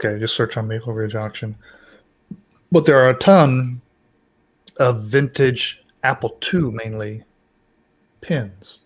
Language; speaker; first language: English; native; English